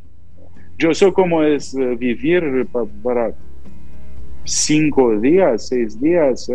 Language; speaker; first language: Spanish; non-native, fluent; Romanian